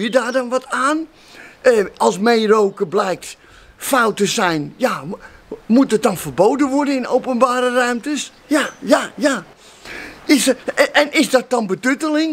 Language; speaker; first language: Dutch; native; Dutch